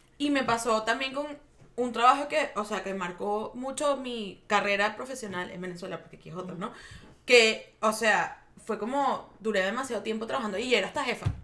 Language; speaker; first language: Spanish; native; Spanish